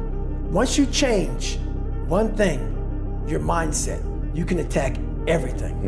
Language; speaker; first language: English; native; English